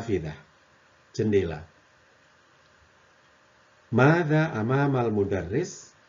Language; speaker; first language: Arabic; non-native, fluent; Indonesian